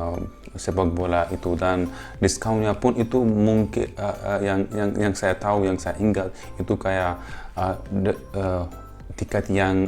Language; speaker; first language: Indonesian; non-native, fluent; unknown